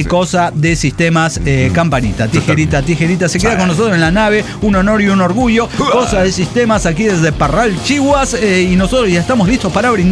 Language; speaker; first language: Spanish; native; Spanish